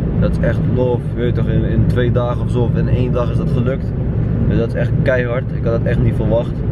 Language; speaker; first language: Dutch; early bilingual, other home language; Turkish